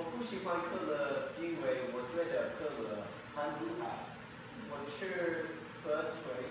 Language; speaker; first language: Chinese; non-native, learner; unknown